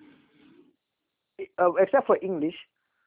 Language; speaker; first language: English; non-native, local second language; Afrikaans